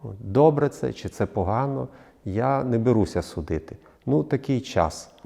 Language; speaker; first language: Ukrainian; native; Ukrainian